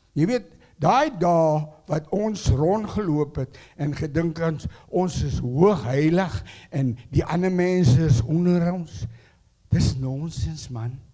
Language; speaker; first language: Afrikaans; non-native, local second language; English